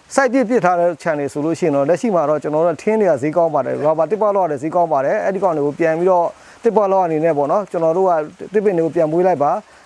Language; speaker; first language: Burmese; non-native, local second language; Mon